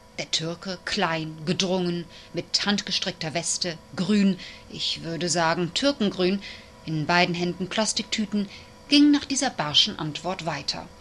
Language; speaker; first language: German; native; German